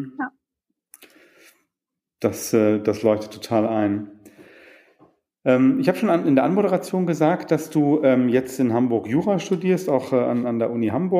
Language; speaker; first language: German; native; German